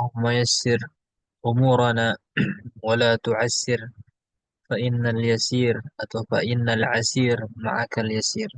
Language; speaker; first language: Arabic; non-native, fluent; Indonesian